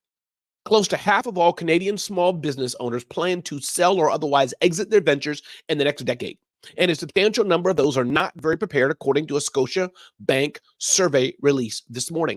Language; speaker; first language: English; native; English